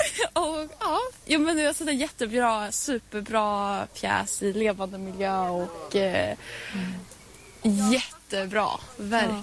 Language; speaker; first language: Swedish; native; Swedish